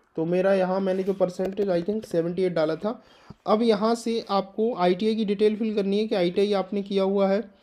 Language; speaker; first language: Hindi; native; Hindi